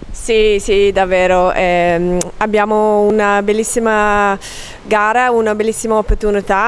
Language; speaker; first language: Italian; non-native, learner; English